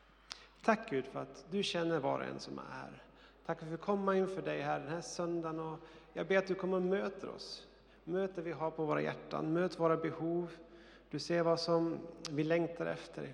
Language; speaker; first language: Swedish; native; Swedish